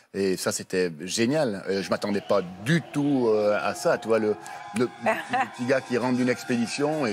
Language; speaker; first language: French; native; French